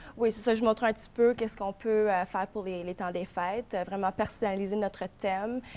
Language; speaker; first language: French; non-native, local second language; English